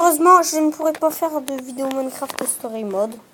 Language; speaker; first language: French; native; French